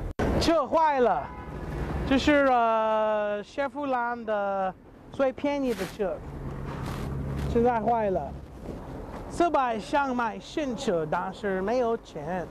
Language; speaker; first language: Chinese; non-native, learner; English